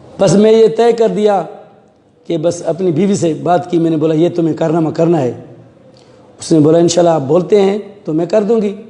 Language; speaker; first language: Urdu; non-native, local second language; Sindhi